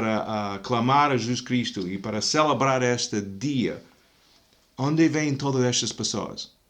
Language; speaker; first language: Portuguese; non-native, fluent; English